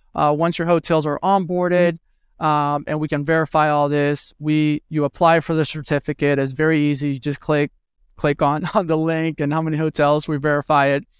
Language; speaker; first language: English; early bilingual, other home language; Spanish